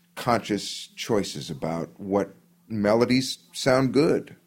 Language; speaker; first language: English; native; English